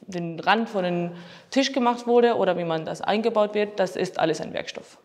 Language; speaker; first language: German; non-native, fluent; Spanish